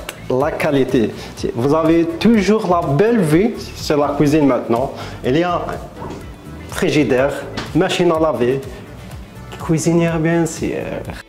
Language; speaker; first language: French; non-native, fluent; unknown